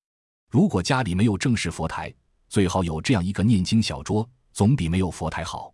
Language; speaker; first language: Chinese; native; Chinese